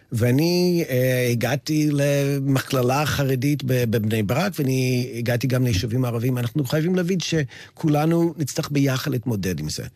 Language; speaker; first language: Hebrew; non-native, fluent; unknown